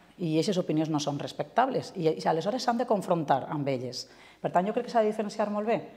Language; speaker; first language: Catalan; native; Catalan